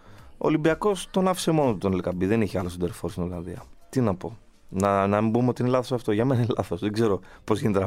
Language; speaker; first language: Greek; native; Greek